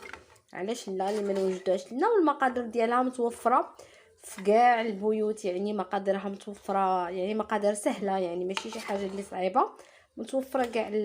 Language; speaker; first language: Arabic; native; Arabic